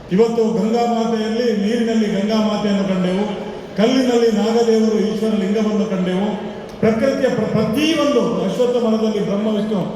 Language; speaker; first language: Kannada; non-native, local second language; Tulu